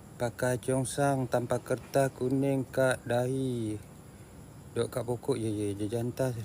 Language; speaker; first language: Malay; native; Malay